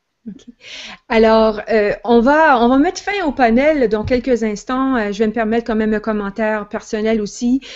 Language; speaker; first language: French; native; French